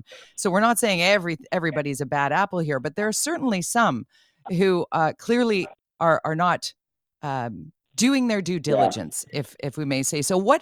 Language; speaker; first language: English; native; English